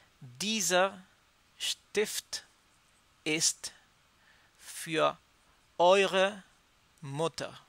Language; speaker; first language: German; non-native, learner; Spanish